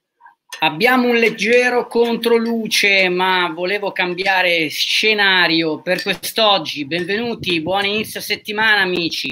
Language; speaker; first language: Italian; native; Italian